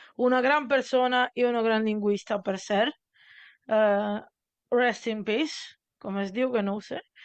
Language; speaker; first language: Catalan; non-native, learner; Italian